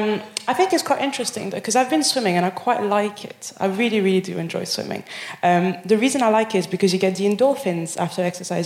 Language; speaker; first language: English; non-native, fluent; French